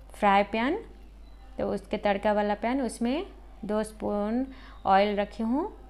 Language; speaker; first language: Hindi; non-native, local second language; Odia